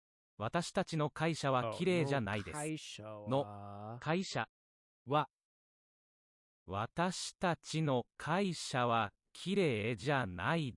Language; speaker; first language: Japanese; non-native, learner; English